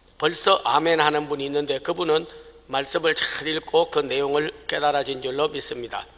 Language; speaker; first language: Korean; native; Korean